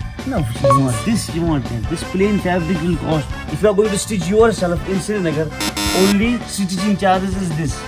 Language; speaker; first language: English; non-native, local second language; Kashmiri